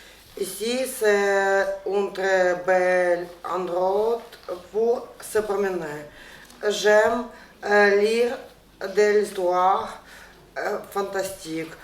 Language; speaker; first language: French; non-native, learner; Ukrainian